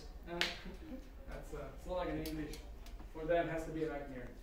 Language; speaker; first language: English; non-native, fluent; Slovak